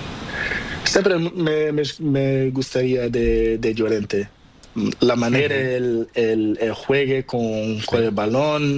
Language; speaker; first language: Spanish; non-native, learner; Portuguese